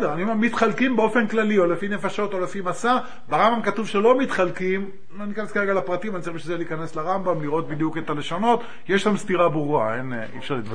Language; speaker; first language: Hebrew; native; Hebrew